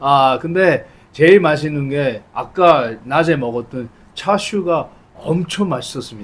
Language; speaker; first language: Korean; early bilingual, heritage; Japanese